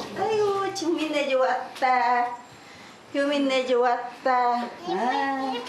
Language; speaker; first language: Korean; native; Korean